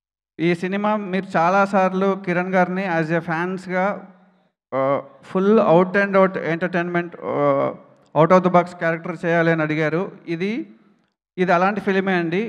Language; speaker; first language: Telugu; native; Telugu